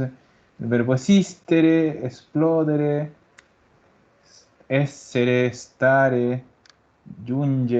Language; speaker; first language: Italian; non-native, fluent; Spanish